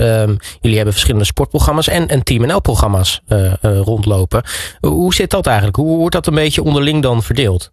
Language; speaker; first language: Dutch; native; Dutch